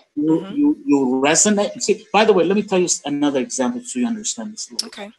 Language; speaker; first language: English; non-native, fluent; Persian